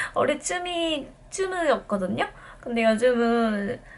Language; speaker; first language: Korean; non-native, fluent; Japanese